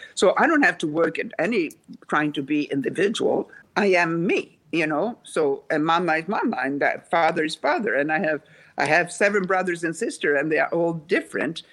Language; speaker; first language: English; non-native, fluent; Italian